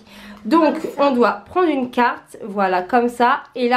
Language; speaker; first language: French; native; French